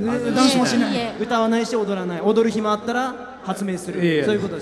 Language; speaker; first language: Japanese; native; Japanese